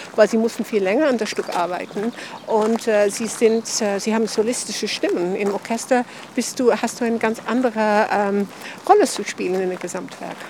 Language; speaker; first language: German; non-native, fluent; English